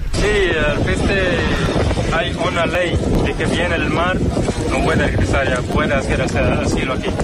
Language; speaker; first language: Spanish; non-native, learner; Arabic